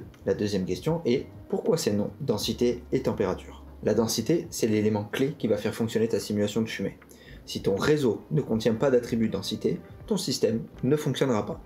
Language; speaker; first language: French; native; French